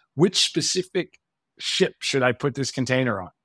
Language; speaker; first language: English; native; English